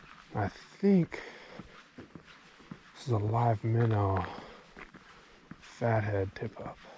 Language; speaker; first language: English; native; English